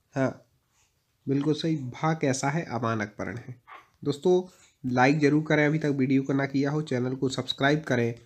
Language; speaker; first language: Hindi; native; Hindi